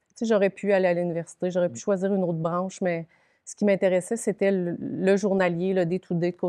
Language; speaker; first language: French; native; French